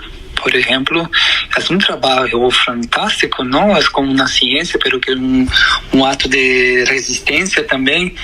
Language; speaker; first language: Spanish; non-native, fluent; Portuguese